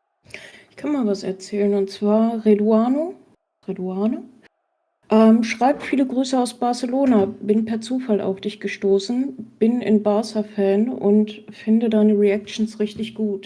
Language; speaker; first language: German; native; German